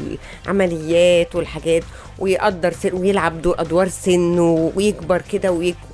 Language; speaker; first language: Arabic; native; Arabic